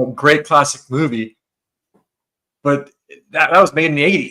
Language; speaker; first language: English; native; English